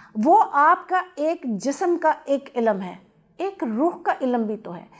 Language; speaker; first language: Urdu; non-native, local second language; Punjabi